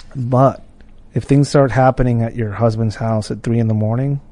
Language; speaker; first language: English; non-native, fluent; Spanish